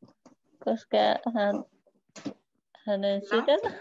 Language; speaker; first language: Finnish; non-native, learner; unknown